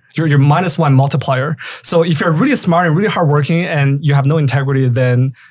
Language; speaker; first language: English; native; English